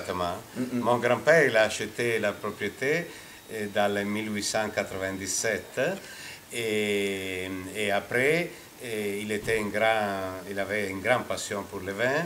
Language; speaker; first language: French; non-native, fluent; Italian